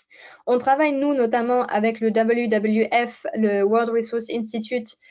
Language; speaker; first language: French; native; French